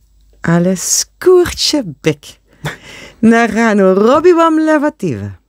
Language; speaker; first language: Polish; non-native, learner; Dutch